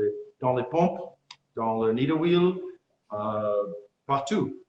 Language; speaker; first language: French; non-native, fluent; English